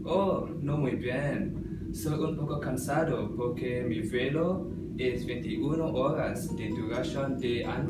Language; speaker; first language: Spanish; non-native, learner; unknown